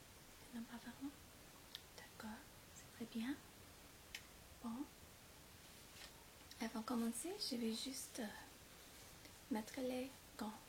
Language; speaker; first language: French; non-native, fluent; English